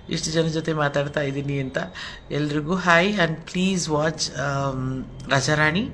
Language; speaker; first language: Kannada; non-native, local second language; Telugu